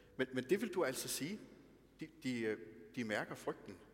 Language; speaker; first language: Danish; native; Danish